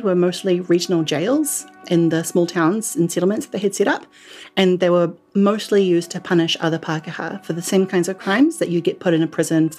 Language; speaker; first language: English; native; English